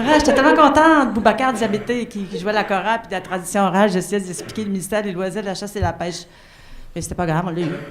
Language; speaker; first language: French; native; French